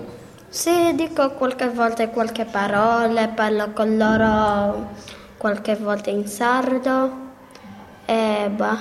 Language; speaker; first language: Italian; early bilingual, other home language; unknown